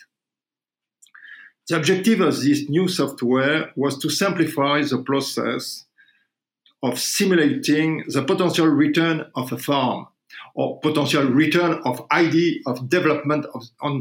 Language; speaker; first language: English; non-native, learner; French